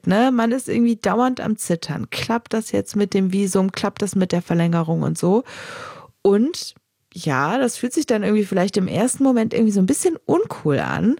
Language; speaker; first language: German; native; German